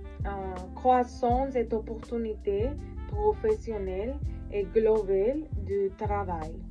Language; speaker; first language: French; non-native, learner; Spanish